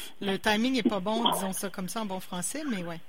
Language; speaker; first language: French; native; French